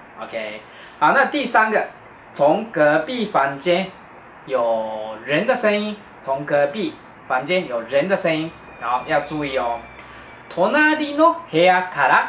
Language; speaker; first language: Chinese; non-native, fluent; Japanese